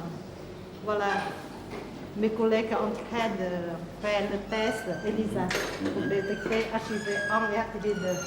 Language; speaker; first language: French; non-native, learner; Vietnamese